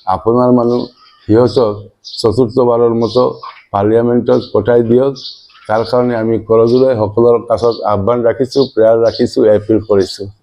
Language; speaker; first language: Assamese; non-native, local second language; Bangla